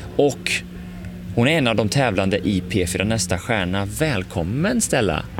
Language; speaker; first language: Swedish; native; Swedish